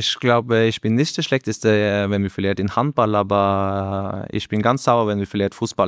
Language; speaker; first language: German; non-native, learner; Norwegian